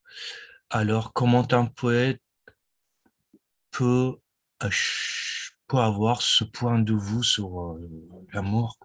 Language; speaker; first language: French; non-native, fluent; Persian